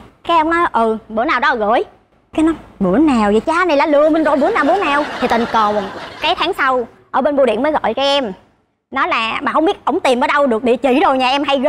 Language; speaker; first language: Vietnamese; native; Vietnamese